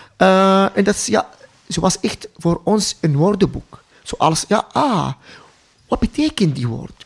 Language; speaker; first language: Dutch; non-native, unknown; Arabic